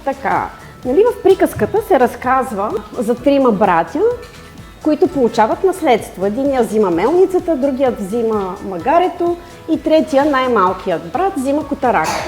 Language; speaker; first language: Bulgarian; native; Bulgarian